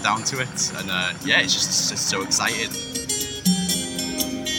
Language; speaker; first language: English; native; English